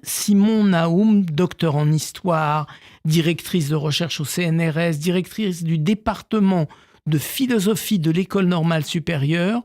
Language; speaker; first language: French; native; French